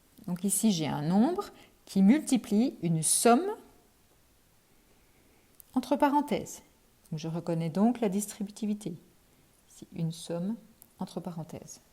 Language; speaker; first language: French; native; French